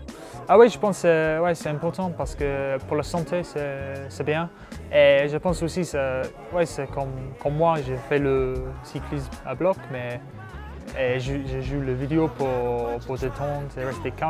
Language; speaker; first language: French; non-native, learner; English